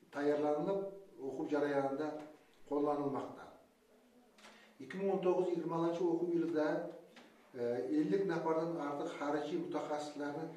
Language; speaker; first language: Uzbek; non-native, local second language; Kara-Kalpak